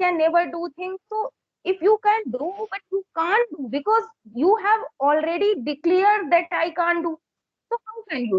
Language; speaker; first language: English; non-native, local second language; Hindi